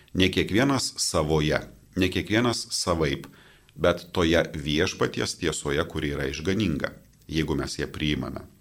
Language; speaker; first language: Lithuanian; non-native, local second language; Polish